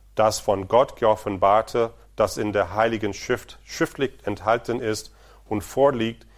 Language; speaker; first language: German; non-native, fluent; Portuguese